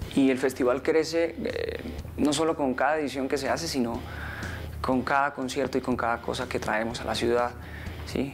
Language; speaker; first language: Spanish; native; Spanish